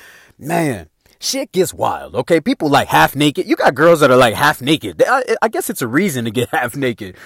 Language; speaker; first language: English; native; English